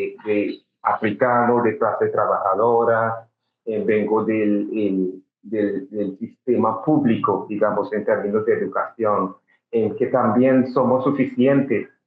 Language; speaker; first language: Spanish; non-native, fluent; English